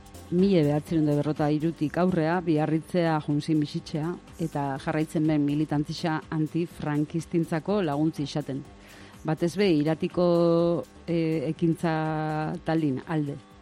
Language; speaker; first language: Basque; native; Basque